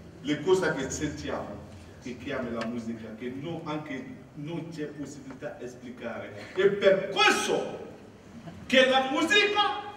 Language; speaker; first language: Italian; non-native, learner; Bambara